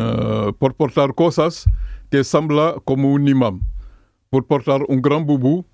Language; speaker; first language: Catalan; non-native, fluent; Mandingo